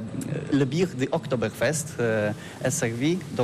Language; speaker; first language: French; non-native, learner; Polish